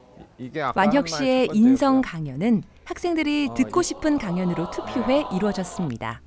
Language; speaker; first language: Korean; native; Korean